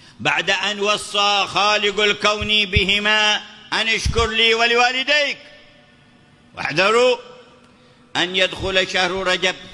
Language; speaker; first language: Arabic; native; Arabic